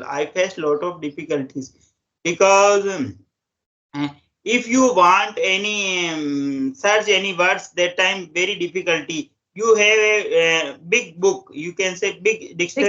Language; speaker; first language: English; non-native, local second language; Hindi